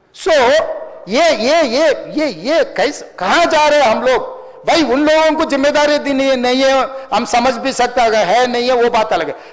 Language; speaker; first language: Hindi; non-native, local second language; Telugu